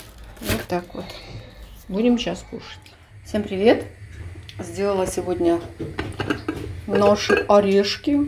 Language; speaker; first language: Russian; native; Russian